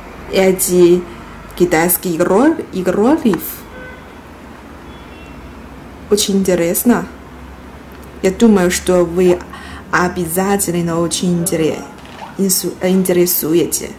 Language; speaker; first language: Russian; non-native, learner; Chinese